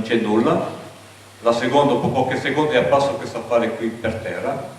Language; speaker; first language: Italian; native; Italian